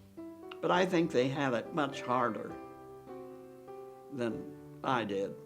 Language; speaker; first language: English; native; English